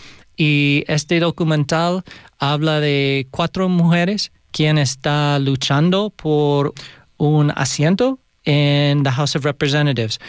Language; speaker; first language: Spanish; non-native, learner; English